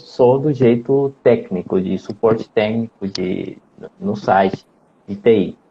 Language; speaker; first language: Portuguese; non-native, fluent; Spanish